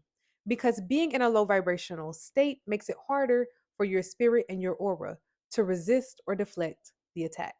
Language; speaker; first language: English; native; English